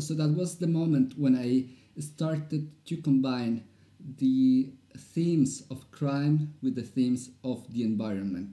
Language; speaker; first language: English; non-native, fluent; Spanish